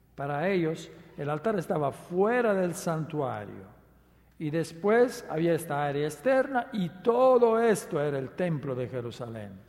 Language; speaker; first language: Spanish; non-native, fluent; Italian